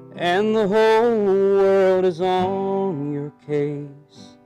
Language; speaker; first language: English; native; English